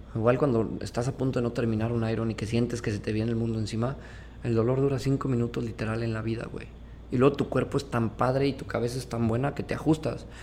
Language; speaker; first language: Spanish; native; Spanish